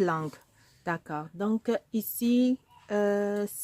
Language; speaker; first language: French; non-native, local second language; Arabic